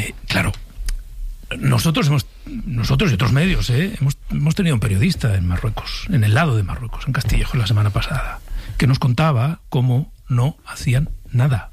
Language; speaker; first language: Spanish; native; Spanish